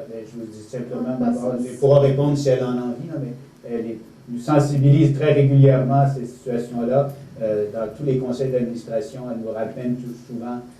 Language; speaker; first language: French; native; French